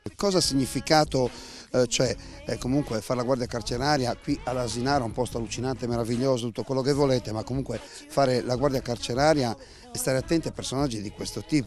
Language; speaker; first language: Italian; native; Italian